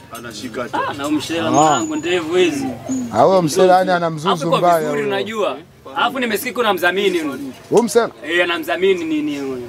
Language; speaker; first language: Swahili; native; Swahili